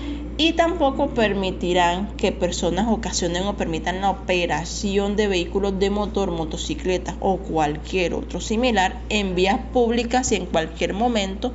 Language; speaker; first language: Spanish; native; Spanish